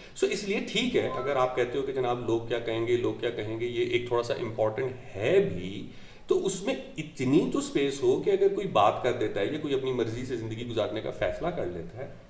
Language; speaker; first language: Urdu; native; Urdu